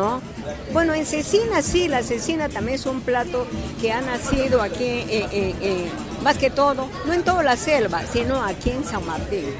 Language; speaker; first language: Spanish; native; Spanish